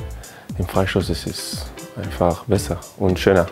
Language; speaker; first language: German; non-native, learner; French